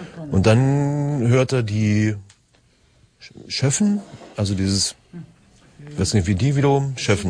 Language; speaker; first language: German; native; German